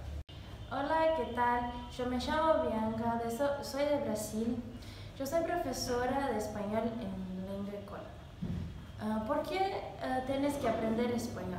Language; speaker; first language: Spanish; non-native, fluent; Portuguese